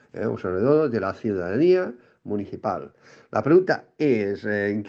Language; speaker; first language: Spanish; non-native, local second language; Catalan